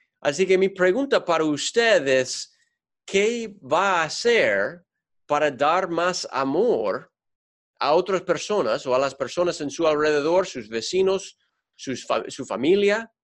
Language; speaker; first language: Spanish; non-native, fluent; English